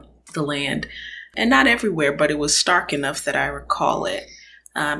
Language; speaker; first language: English; early bilingual, other home language; Akan